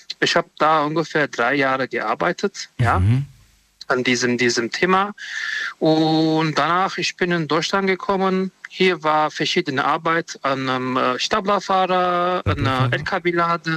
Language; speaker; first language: German; non-native, learner; Romanian